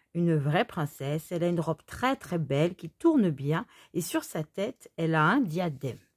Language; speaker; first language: French; native; French